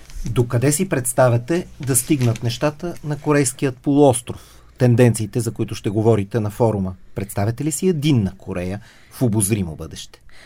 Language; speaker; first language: Bulgarian; native; Bulgarian